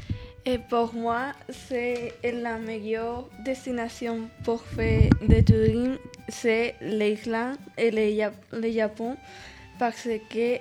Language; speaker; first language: French; non-native, learner; Spanish